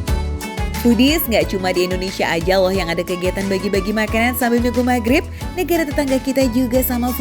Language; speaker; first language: Indonesian; native; Indonesian